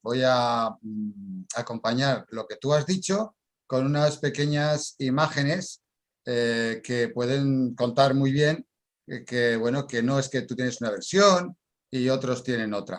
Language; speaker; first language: Spanish; native; Spanish